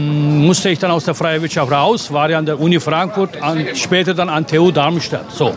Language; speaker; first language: German; non-native, fluent; Turkish